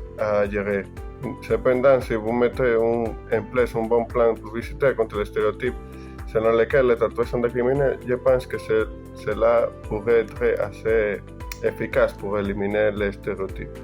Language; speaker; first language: French; non-native, learner; Spanish